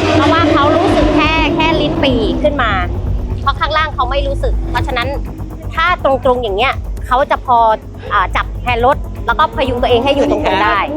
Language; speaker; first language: Thai; native; Thai